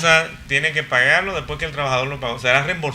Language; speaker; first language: Spanish; native; Spanish